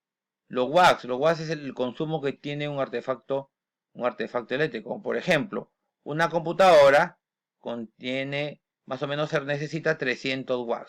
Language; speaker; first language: Spanish; native; Spanish